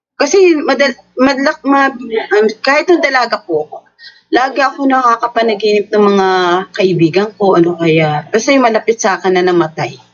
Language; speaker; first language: Filipino; native; Filipino